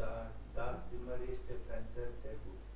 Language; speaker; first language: German; non-native, learner; Hindi